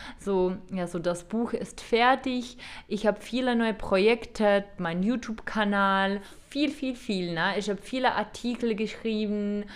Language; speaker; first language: German; non-native, fluent; Czech